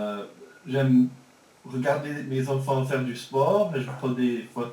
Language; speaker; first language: French; early bilingual, heritage; French